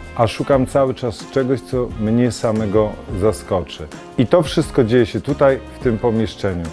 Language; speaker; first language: Polish; native; Polish